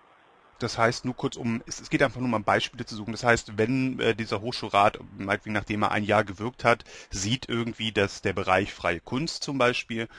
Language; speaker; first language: German; native; German